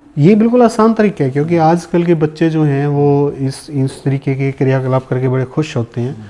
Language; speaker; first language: Hindi; non-native, local second language; Punjabi